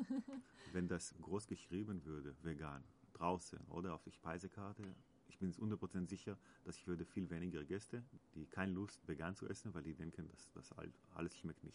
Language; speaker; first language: German; non-native, learner; Hebrew